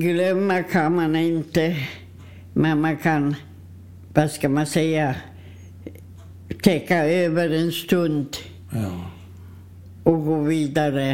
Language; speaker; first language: Swedish; non-native, fluent; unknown